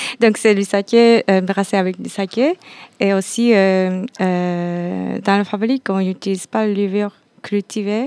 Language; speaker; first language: French; non-native, fluent; Japanese